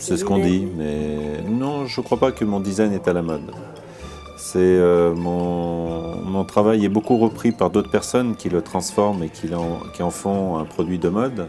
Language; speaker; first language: French; early bilingual, other home language; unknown